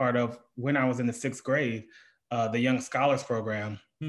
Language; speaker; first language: English; native; English